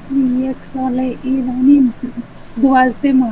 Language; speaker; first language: Persian; non-native, learner; Urdu